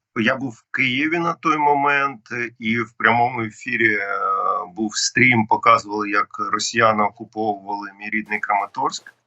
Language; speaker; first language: Ukrainian; non-native, local second language; Russian